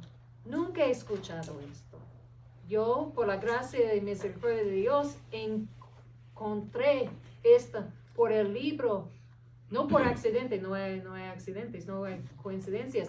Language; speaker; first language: Spanish; non-native, fluent; English